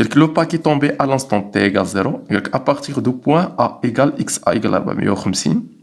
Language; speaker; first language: French; non-native, local second language; Arabic